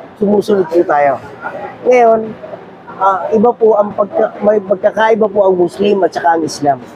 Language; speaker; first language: Filipino; native; Filipino